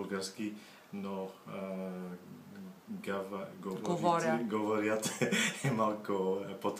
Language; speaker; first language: Bulgarian; non-native, learner; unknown